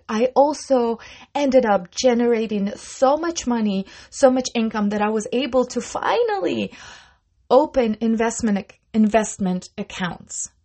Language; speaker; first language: English; non-native, fluent; Russian